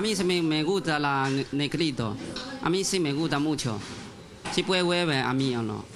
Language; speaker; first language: Spanish; non-native, learner; Chinese